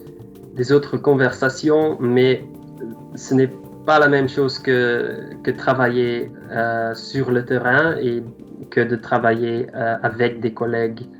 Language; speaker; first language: French; non-native, local second language; Dutch